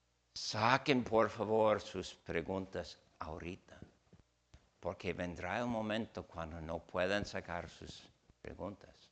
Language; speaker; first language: Spanish; non-native, fluent; English